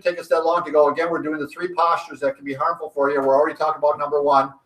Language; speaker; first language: English; native; English